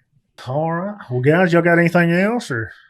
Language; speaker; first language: English; native; English